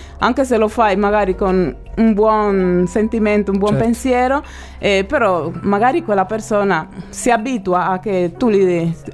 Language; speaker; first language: Italian; non-native, fluent; Spanish